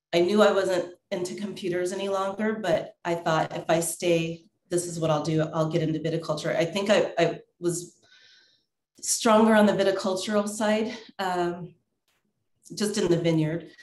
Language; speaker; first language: English; native; English